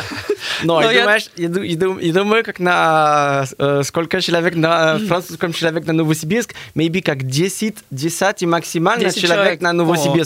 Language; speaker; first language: Russian; non-native, learner; French